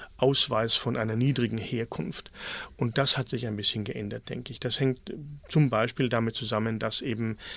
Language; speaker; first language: German; native; German